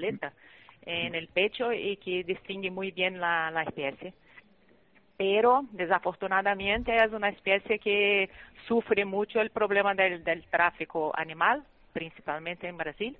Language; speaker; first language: Spanish; non-native, fluent; Portuguese